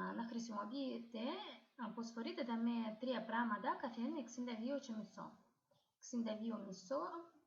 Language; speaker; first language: Greek; non-native, learner; Russian